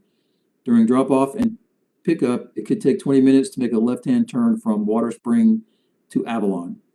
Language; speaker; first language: English; native; English